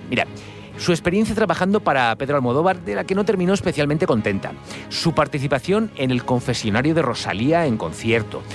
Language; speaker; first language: Spanish; native; Spanish